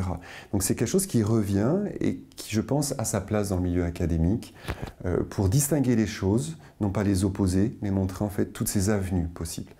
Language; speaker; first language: French; native; French